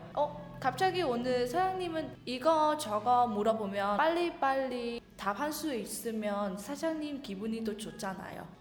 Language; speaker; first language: Korean; non-native, learner; Vietnamese